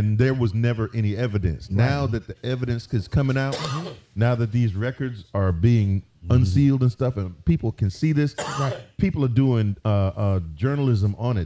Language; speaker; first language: English; native; English